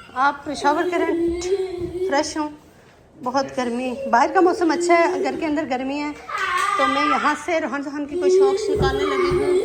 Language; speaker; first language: Urdu; non-native, local second language; Punjabi